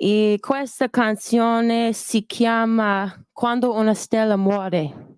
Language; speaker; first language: Italian; non-native, learner; English